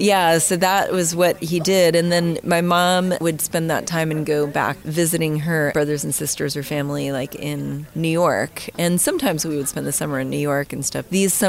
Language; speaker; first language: English; native; English